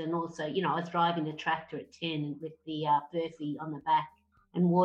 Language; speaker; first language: English; native; English